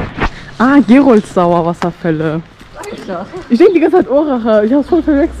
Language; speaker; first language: German; native; German